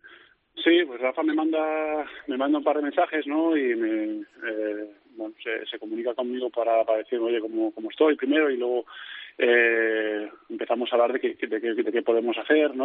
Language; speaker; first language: Spanish; native; Spanish